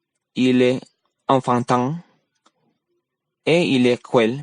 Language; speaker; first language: French; non-native, learner; Spanish